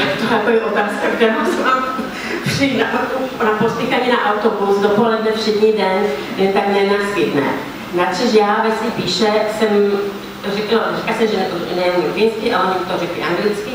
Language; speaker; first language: Czech; non-native, fluent; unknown